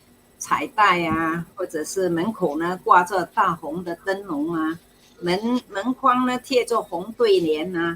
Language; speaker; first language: Chinese; native; Chinese